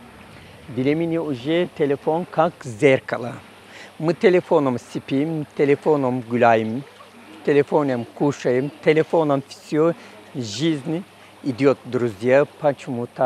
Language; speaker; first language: Russian; non-native, learner; Turkish